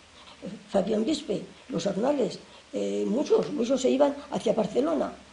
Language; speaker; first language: Spanish; native; Spanish